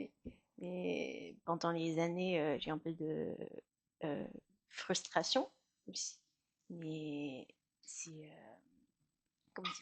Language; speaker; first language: French; non-native, learner; Chinese